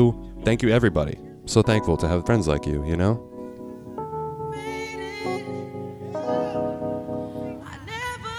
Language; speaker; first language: English; native; English